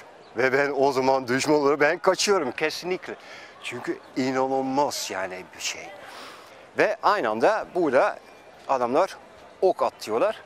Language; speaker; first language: Turkish; non-native, fluent; Dutch